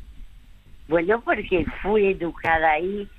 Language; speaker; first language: Spanish; early bilingual, other home language; French